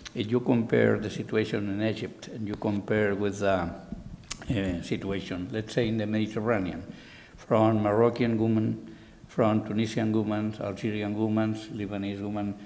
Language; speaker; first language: English; non-native, fluent; Catalan